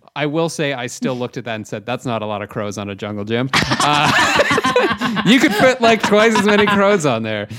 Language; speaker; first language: English; native; English